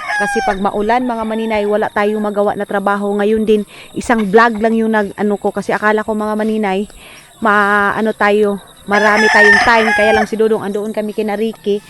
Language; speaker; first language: Filipino; non-native, local second language; Cebuano